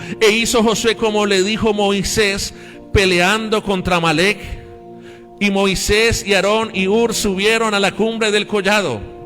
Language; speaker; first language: Spanish; native; Spanish